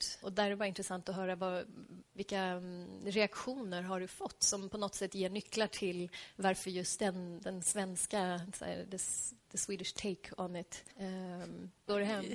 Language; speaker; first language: Swedish; native; Swedish